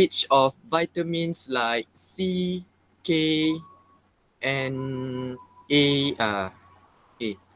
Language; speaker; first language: English; non-native, local second language; Malay